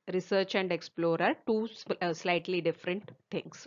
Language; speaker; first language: English; non-native, local second language; Telugu